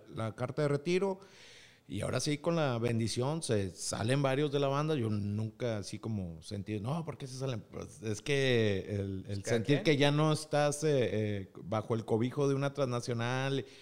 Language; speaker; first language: Spanish; native; Spanish